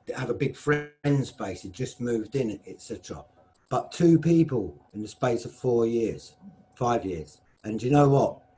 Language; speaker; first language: English; native; English